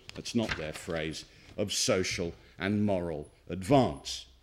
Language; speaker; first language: English; native; English